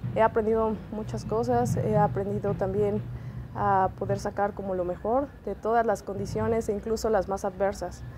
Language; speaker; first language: Spanish; native; Spanish